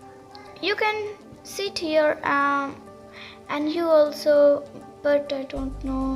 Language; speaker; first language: English; non-native, learner; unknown